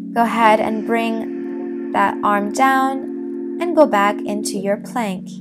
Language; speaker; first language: English; native; English